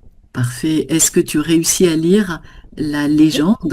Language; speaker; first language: French; native; French